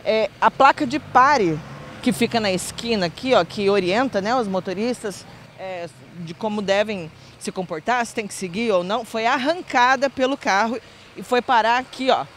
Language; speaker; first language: Portuguese; native; Portuguese